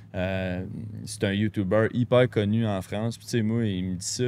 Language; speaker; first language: French; native; French